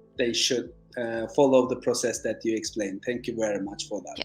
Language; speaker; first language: English; non-native, fluent; Turkish